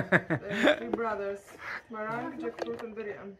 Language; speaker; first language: English; non-native, learner; Russian